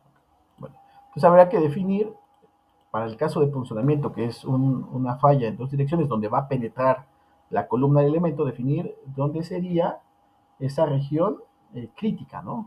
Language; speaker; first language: Spanish; native; Spanish